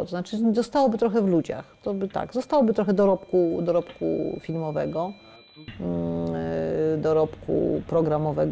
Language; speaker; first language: Polish; native; Polish